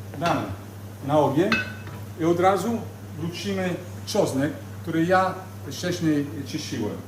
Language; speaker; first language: Polish; non-native, learner; Italian